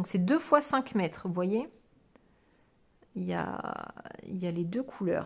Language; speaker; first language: French; native; French